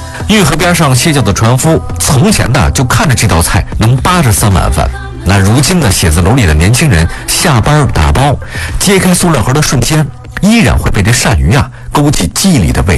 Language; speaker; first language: Chinese; native; Chinese